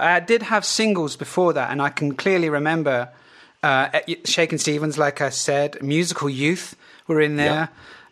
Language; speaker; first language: English; native; English